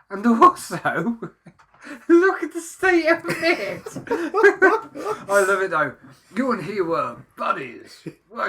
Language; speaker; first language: English; native; English